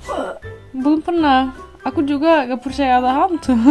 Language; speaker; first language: Indonesian; non-native, fluent; Turkish